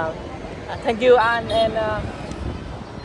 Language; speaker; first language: English; non-native, learner; Vietnamese